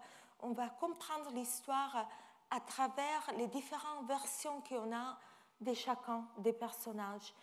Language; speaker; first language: French; non-native, fluent; Italian